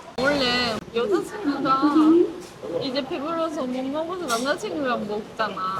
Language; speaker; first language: Korean; non-native, learner; Japanese